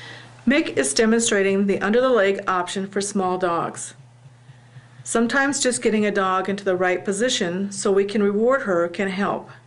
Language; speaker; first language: English; native; English